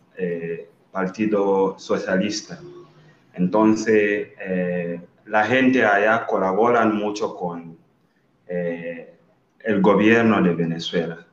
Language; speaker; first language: Spanish; non-native, learner; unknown